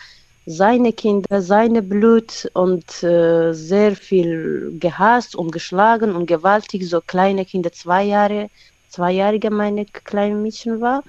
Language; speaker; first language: German; non-native, learner; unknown